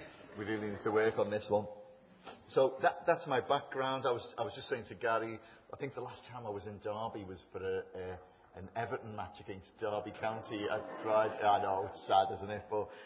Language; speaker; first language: English; native; English